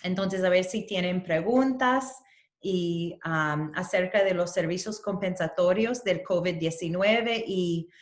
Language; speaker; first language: Spanish; early bilingual, heritage; Spanish